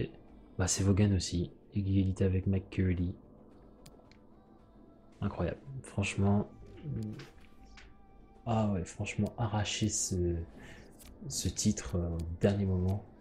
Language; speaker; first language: French; native; French